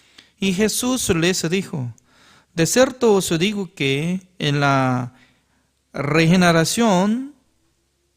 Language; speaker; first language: Spanish; non-native, learner; Korean